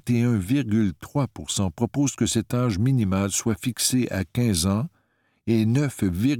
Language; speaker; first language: French; native; French